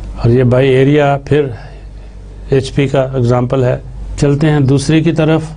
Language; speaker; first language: Urdu; native; Urdu